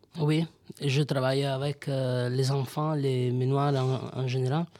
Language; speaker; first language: French; non-native, learner; Italian